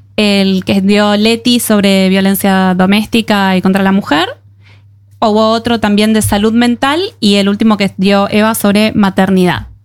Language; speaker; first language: Spanish; native; Spanish